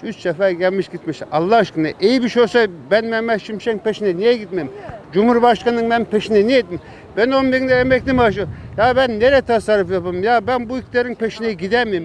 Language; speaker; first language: Turkish; native; Turkish